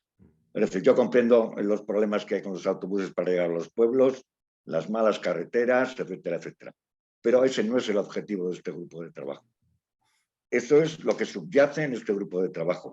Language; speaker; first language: Spanish; native; Spanish